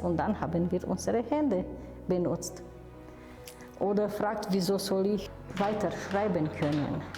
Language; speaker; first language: German; non-native, fluent; Romanian